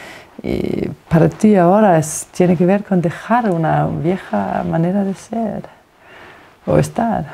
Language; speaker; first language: Spanish; non-native, fluent; Danish